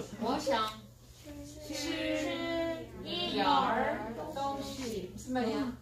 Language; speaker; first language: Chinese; non-native, learner; Korean